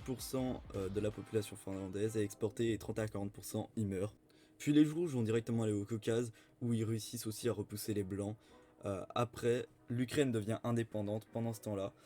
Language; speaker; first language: French; native; French